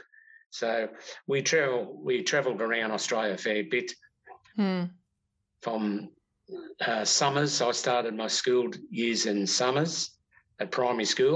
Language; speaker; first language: English; native; English